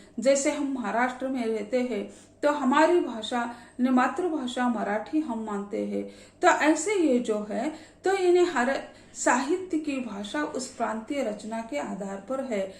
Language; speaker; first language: Hindi; non-native, local second language; Marathi